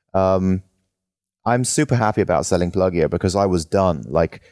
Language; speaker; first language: English; native; English